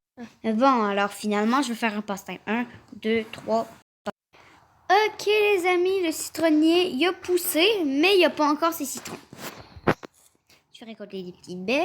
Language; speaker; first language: French; native; French